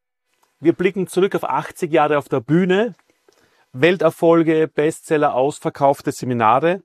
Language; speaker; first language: German; native; German